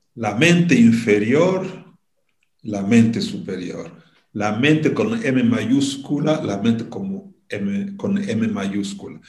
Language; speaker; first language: Spanish; non-native, fluent; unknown